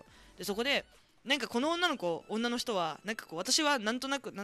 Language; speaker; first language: Japanese; native; Japanese